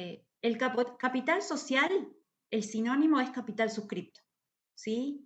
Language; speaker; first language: Spanish; native; Spanish